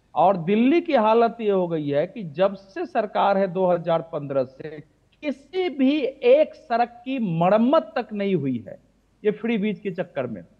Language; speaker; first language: Hindi; native; Hindi